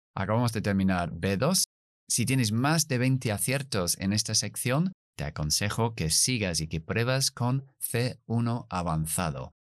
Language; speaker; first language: Spanish; non-native, fluent; English